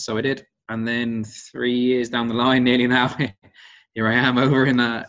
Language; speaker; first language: English; native; English